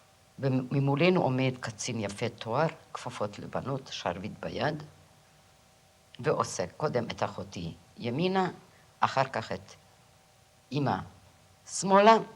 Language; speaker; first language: Hebrew; non-native, fluent; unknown